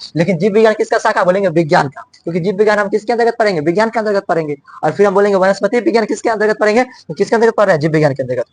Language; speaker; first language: Hindi; native; Hindi